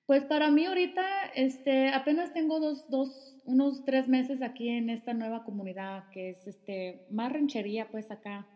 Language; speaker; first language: Spanish; early bilingual, heritage; Spanish